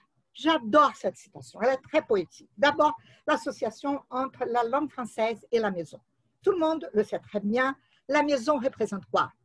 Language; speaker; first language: French; non-native, fluent; Portuguese